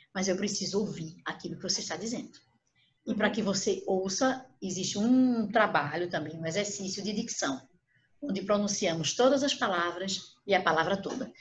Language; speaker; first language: Portuguese; native; Portuguese